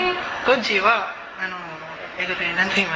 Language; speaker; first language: Japanese; non-native, learner; Cebuano